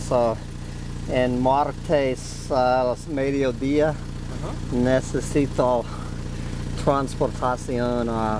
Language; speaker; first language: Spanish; non-native, learner; English